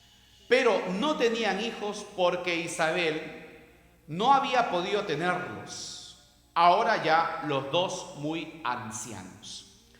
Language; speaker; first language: Spanish; native; Spanish